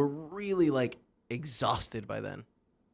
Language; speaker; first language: English; native; English